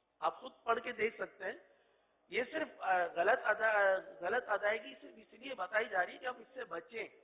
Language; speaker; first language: Urdu; native; Urdu